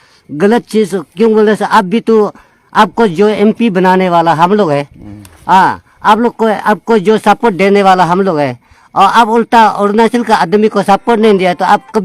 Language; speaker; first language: Hindi; non-native, local second language; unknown